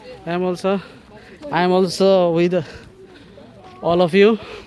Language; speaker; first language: English; non-native, local second language; Bangla